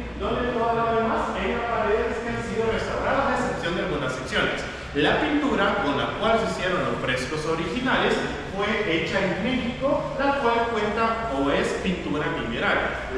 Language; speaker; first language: Spanish; native; Spanish